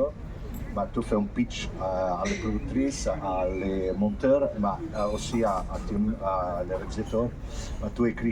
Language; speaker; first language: French; non-native, fluent; Italian